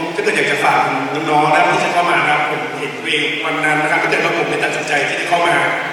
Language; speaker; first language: Thai; native; Thai